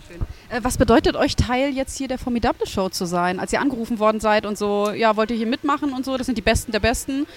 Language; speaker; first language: German; native; German